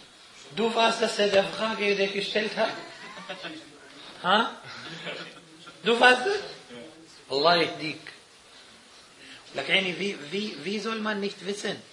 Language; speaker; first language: German; non-native, fluent; Arabic